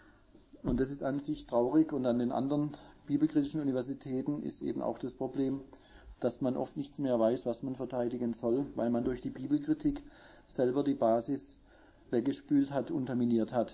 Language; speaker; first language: German; native; German